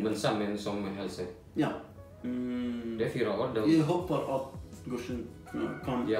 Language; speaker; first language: Norwegian; non-native, learner; Indonesian